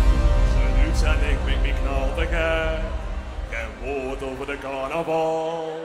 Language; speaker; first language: Dutch; native; Dutch